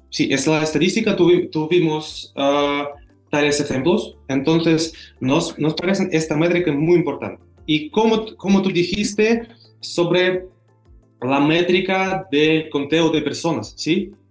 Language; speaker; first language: Spanish; non-native, learner; Russian